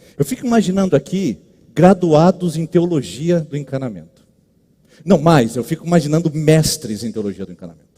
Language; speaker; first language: Portuguese; native; Portuguese